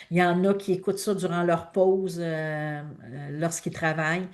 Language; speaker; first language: French; native; French